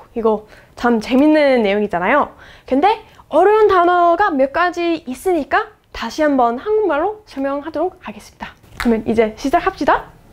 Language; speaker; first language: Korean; non-native, fluent; English